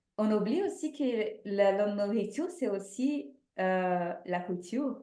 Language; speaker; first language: French; non-native, fluent; Portuguese